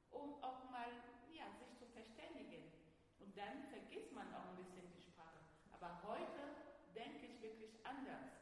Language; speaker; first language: German; non-native, fluent; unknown